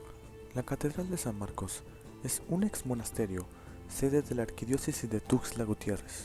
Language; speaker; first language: Spanish; native; Spanish